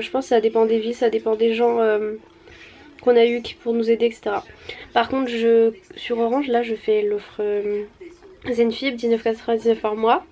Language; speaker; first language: French; native; French